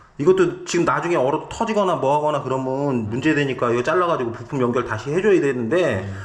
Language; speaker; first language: Korean; native; Korean